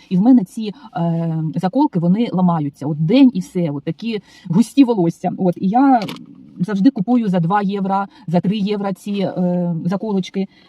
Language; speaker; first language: Ukrainian; non-native, local second language; Russian